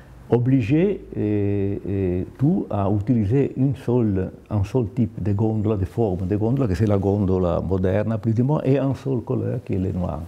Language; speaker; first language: French; non-native, fluent; Italian